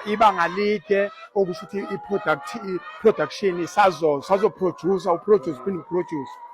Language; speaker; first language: Zulu; native; Zulu